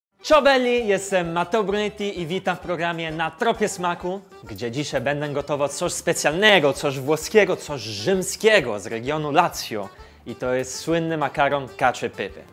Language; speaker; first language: Polish; non-native, fluent; Italian